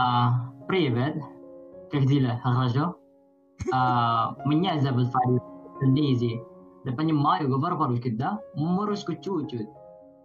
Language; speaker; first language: Russian; non-native, learner; Indonesian